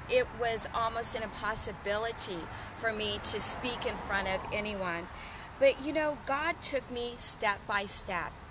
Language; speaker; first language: English; native; English